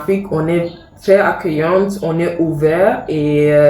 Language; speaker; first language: French; non-native, fluent; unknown